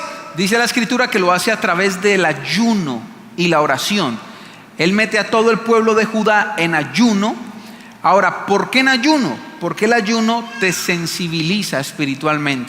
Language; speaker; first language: Spanish; native; Spanish